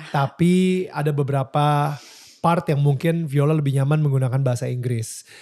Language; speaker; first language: Indonesian; native; Indonesian